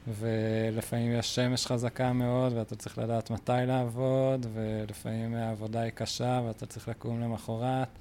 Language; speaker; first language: Hebrew; native; Hebrew